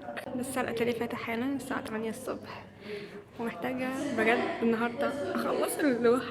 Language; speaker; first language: Arabic; native; Arabic